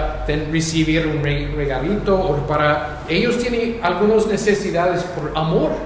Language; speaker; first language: Spanish; non-native, fluent; English